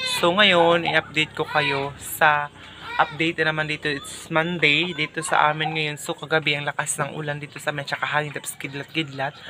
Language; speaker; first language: Filipino; non-native, local second language; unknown